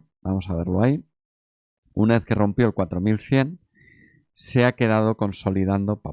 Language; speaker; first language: Spanish; native; Spanish